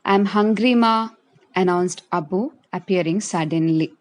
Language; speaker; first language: English; non-native, local second language; Malayalam